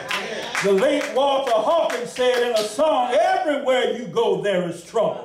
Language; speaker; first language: English; native; English